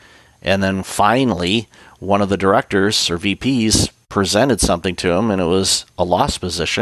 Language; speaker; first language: English; native; English